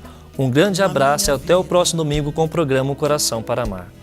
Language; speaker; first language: Portuguese; native; Portuguese